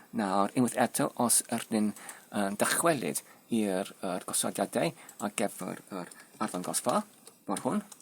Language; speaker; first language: Welsh; non-native, learner; Polish